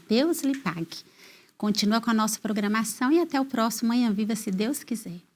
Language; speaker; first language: Portuguese; native; Portuguese